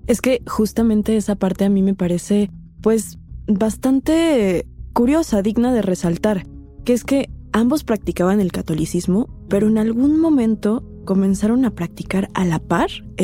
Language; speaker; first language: Spanish; native; Spanish